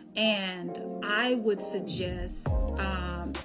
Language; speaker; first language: English; native; English